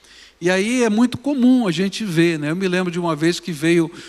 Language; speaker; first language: Portuguese; native; Portuguese